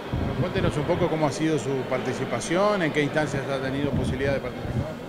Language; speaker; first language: Spanish; native; Spanish